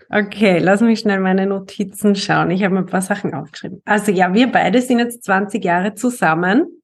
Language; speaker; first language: German; native; German